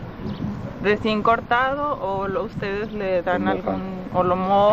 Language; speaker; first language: Spanish; native; Spanish